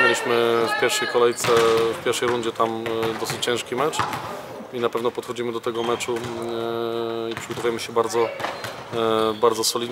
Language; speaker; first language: Polish; native; Polish